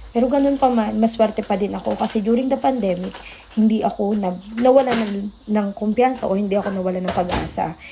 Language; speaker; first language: Filipino; native; Filipino